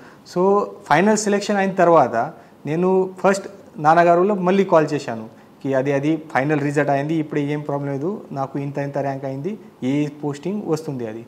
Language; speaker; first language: Telugu; non-native, learner; Marathi